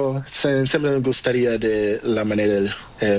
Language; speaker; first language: Spanish; non-native, learner; Portuguese